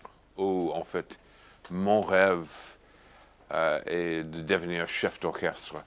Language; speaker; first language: French; non-native, fluent; English